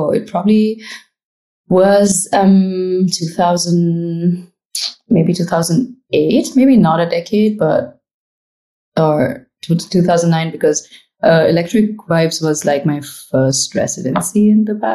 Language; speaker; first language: English; non-native, local second language; Marathi